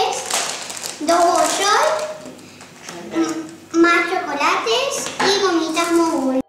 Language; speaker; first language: Spanish; native; Spanish